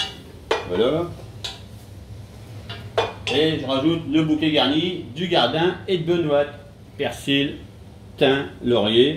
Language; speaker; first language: French; native; French